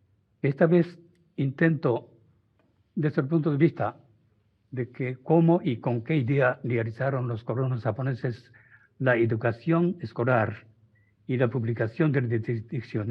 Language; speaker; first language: Spanish; non-native, fluent; Japanese